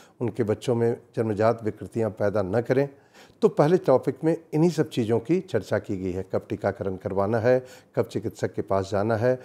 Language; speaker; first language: Hindi; native; Hindi